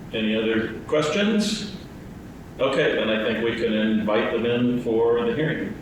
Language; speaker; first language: English; native; English